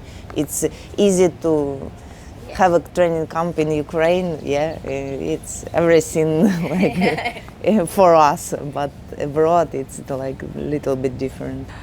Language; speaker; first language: English; non-native, learner; Ukrainian